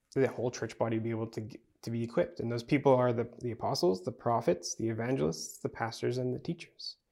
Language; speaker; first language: English; native; English